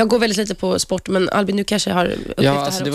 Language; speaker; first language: Swedish; native; Swedish